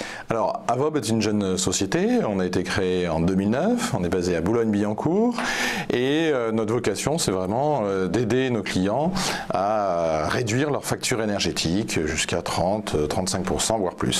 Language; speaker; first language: French; native; French